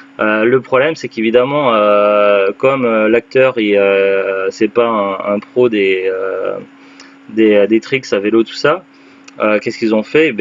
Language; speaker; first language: French; native; French